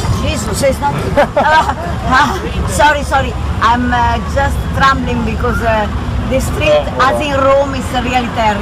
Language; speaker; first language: English; non-native, learner; Italian